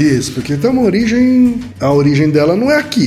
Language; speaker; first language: Portuguese; native; Portuguese